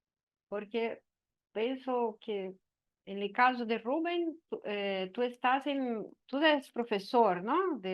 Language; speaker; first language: Spanish; non-native, learner; Portuguese